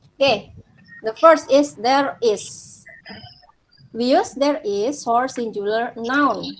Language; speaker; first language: English; non-native, fluent; Indonesian